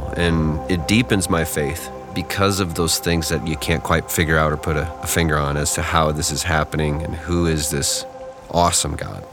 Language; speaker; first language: English; native; English